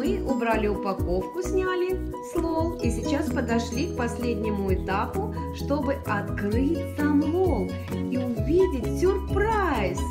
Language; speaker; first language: Russian; native; Russian